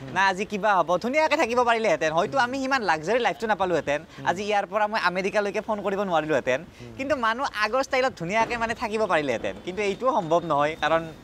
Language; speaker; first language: Assamese; native; Assamese